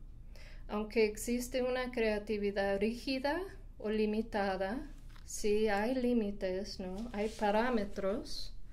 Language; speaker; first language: Spanish; non-native, fluent; English